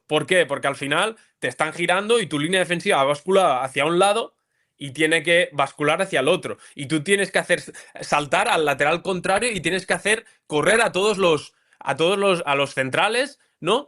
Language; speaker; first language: Spanish; native; Spanish